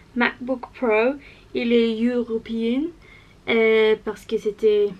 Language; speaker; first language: French; non-native, learner; English